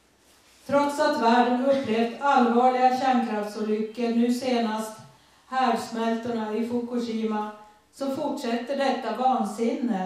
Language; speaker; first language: Swedish; native; Swedish